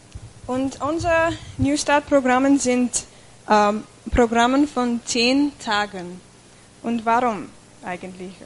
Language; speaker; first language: German; non-native, fluent; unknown